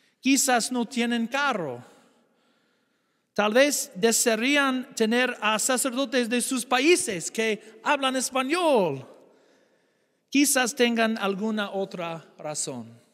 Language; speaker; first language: Spanish; non-native, fluent; English